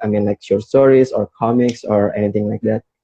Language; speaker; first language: English; non-native, fluent; Indonesian